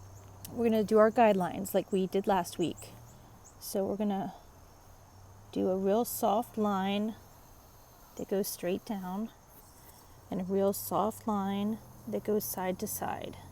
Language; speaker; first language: English; native; English